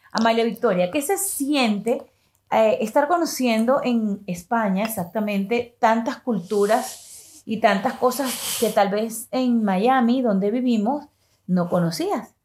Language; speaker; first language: Spanish; native; Spanish